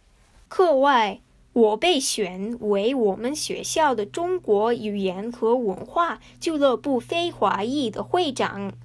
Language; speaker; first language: Chinese; non-native, fluent; Japanese